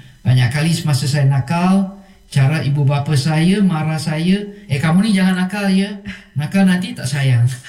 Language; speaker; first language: Malay; non-native, local second language; Chinese